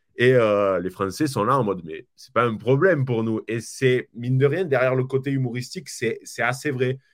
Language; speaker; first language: French; native; French